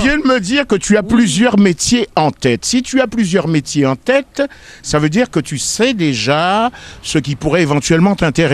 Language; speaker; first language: French; native; French